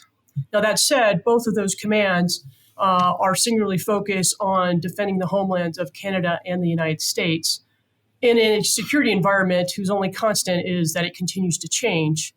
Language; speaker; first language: English; native; English